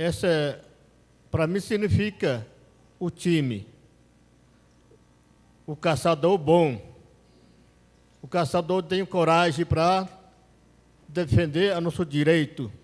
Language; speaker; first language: Portuguese; non-native, local second language; Yanomámi